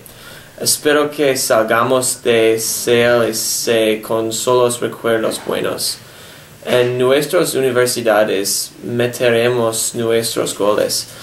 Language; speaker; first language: Spanish; non-native, learner; English